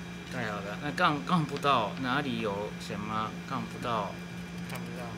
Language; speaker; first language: Chinese; non-native, learner; Japanese